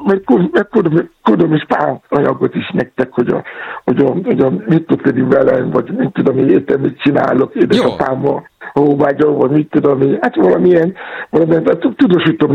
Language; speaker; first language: Hungarian; non-native, learner; Yoruba